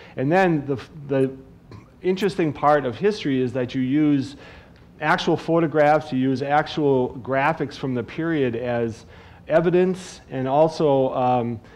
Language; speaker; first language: English; native; English